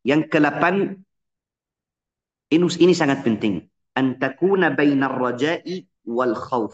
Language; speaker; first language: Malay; non-native, fluent; Arabic